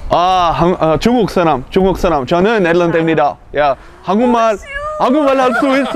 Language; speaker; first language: Korean; non-native, learner; Dutch